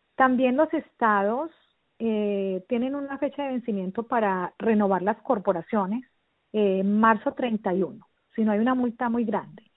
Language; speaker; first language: Spanish; native; Spanish